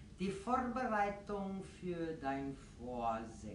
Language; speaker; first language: German; non-native, fluent; Afrikaans